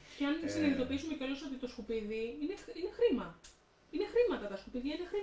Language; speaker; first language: Greek; native; Greek